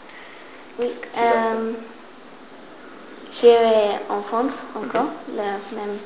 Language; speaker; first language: French; non-native, learner; English